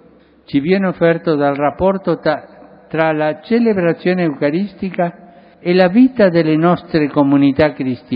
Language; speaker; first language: Italian; non-native, fluent; Spanish